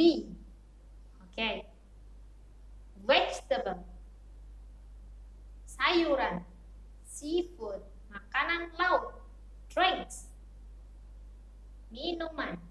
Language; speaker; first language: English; non-native, fluent; Indonesian